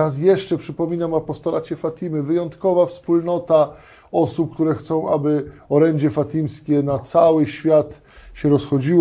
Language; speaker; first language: Polish; native; Polish